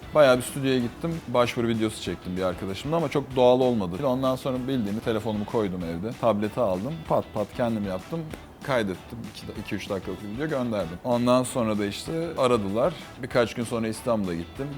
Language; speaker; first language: Turkish; native; Turkish